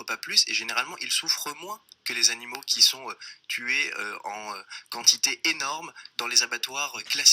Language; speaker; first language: French; native; French